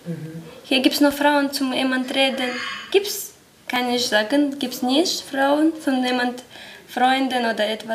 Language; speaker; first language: German; non-native, learner; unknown